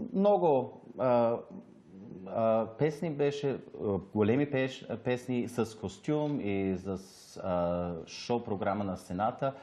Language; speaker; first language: Bulgarian; non-native, learner; German